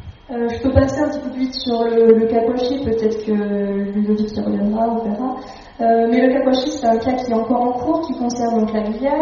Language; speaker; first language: French; native; French